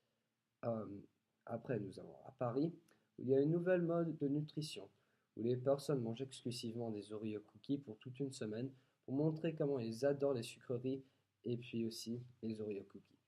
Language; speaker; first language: French; non-native, learner; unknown